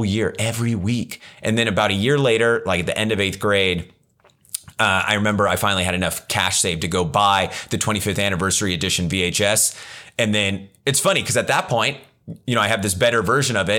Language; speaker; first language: English; native; English